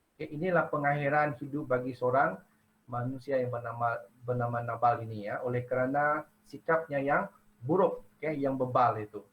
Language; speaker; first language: Malay; non-native, local second language; Iban